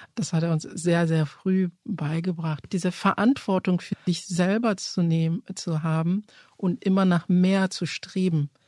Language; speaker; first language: German; early bilingual, other home language; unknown